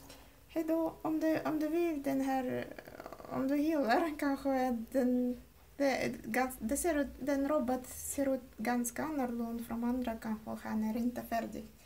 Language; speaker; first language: Swedish; non-native, learner; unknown